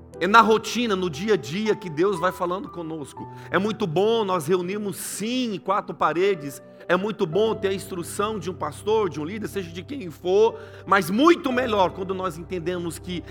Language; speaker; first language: Portuguese; native; Portuguese